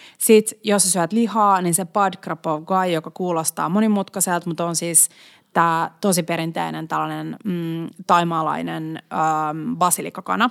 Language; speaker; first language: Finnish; non-native, local second language; Swedish